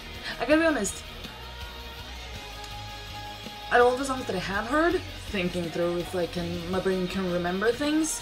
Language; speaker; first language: English; non-native, fluent; Swedish